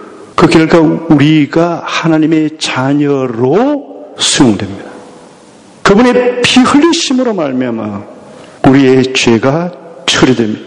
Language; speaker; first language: Korean; native; Korean